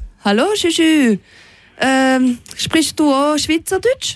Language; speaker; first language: German; non-native, local second language; French